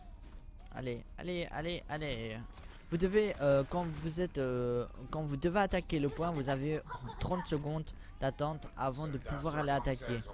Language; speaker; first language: French; native; French